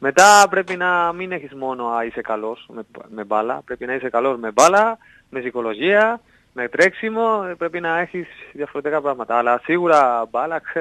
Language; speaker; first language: Greek; non-native, learner; Spanish